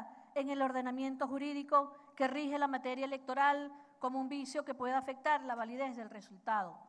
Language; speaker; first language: Spanish; native; Spanish